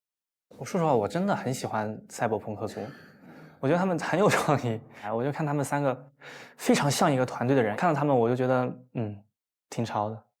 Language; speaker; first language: Chinese; native; Chinese